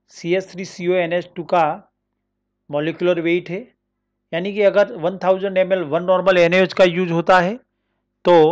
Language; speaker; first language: Hindi; non-native, local second language; Marathi